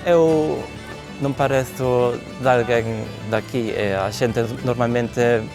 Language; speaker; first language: Galician; non-native, fluent; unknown